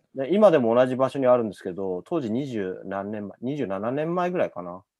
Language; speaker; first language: Japanese; native; Japanese